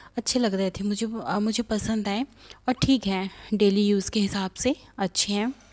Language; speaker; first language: Hindi; native; Hindi